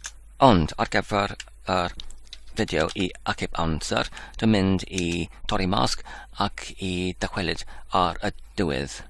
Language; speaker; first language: Welsh; non-native, learner; Polish